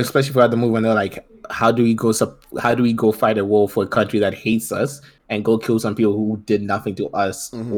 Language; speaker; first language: English; non-native, local second language; Nyanja